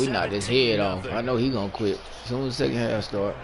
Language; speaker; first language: English; native; English